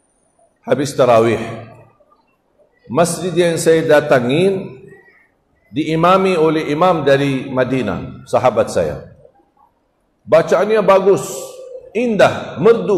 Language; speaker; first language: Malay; non-native, fluent; Arabic